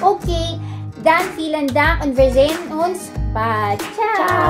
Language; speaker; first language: German; non-native, learner; Filipino